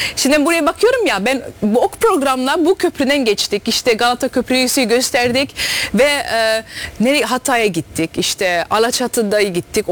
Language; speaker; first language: Turkish; early bilingual, heritage; Dutch